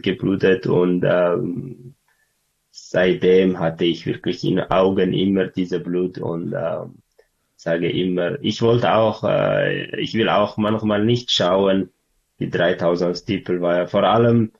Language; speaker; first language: German; non-native, learner; Tigrinya